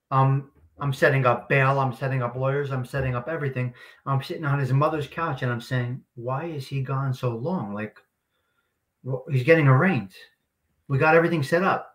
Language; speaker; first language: English; native; English